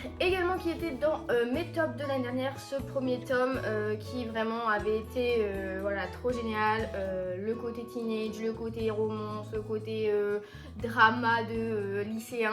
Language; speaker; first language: French; native; French